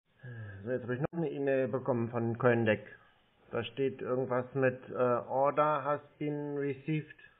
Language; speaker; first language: German; native; German